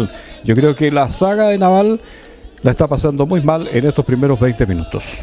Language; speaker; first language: Spanish; native; Spanish